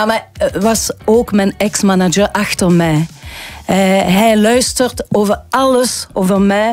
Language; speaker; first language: Dutch; non-native, local second language; French